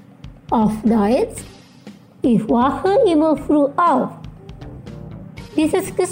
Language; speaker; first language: German; non-native, fluent; Indonesian